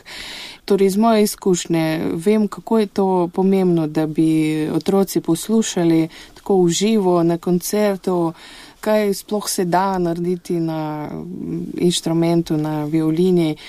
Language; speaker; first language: Slovenian; non-native, fluent; Russian